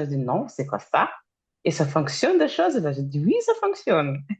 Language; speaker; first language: French; non-native, fluent; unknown